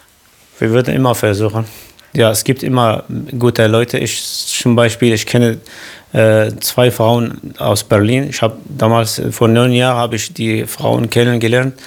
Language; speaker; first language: German; non-native, learner; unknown